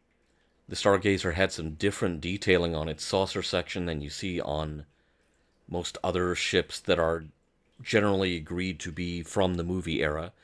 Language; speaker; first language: English; native; English